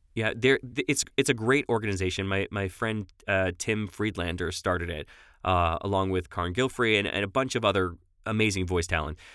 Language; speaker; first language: English; native; English